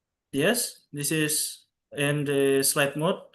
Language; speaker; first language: English; non-native, local second language; Javanese